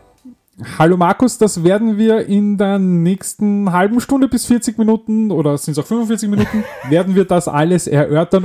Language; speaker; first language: German; native; German